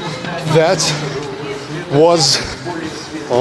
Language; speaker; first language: English; non-native, fluent; Russian